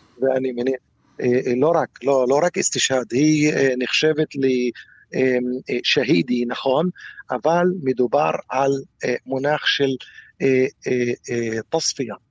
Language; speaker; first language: Hebrew; non-native, local second language; Arabic